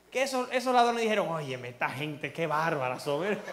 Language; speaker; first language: Spanish; early bilingual, heritage; Spanish